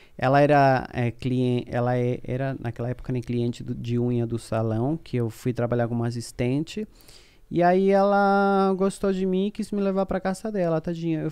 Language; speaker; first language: Portuguese; non-native, fluent; Spanish